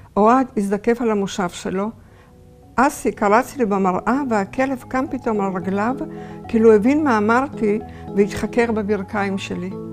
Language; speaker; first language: Hebrew; early bilingual, other home language; Polish